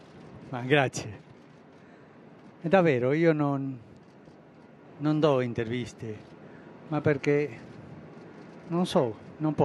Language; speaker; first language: Italian; non-native, fluent; Spanish